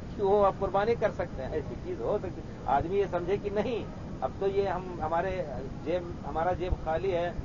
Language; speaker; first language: Urdu; native; Urdu